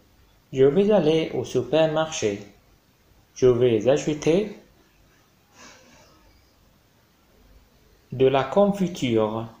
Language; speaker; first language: French; non-native, fluent; Arabic